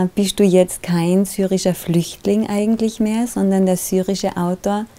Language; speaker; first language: German; native; German